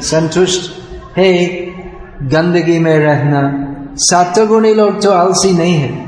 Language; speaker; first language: Hindi; non-native, fluent; English